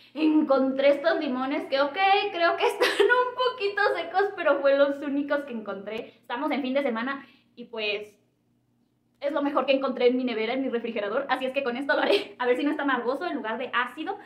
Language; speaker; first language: Spanish; native; Spanish